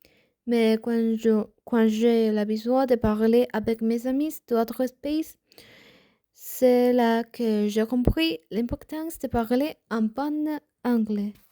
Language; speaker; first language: French; non-native, learner; Spanish